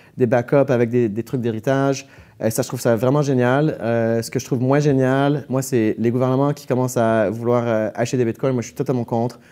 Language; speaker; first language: French; native; French